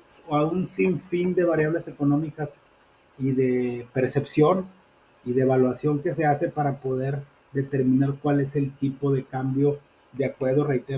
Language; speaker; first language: Spanish; native; Spanish